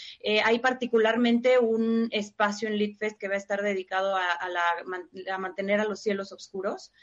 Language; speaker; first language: Spanish; native; Spanish